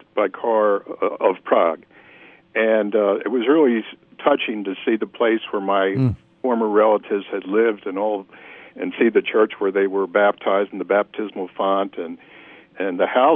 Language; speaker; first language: English; native; English